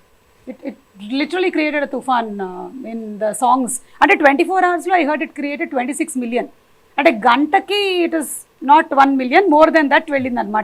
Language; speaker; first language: Telugu; native; Telugu